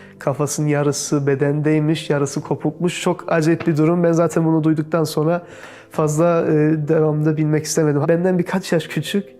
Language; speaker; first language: Turkish; early bilingual, heritage; Turkish